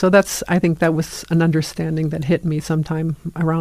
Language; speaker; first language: English; native; English